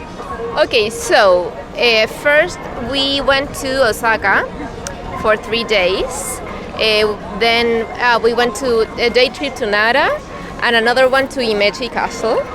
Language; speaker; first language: English; non-native, fluent; Spanish